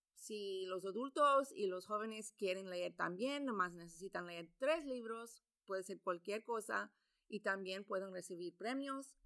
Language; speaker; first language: Spanish; early bilingual, heritage; Spanish